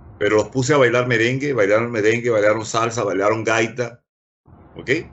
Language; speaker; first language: Spanish; native; Spanish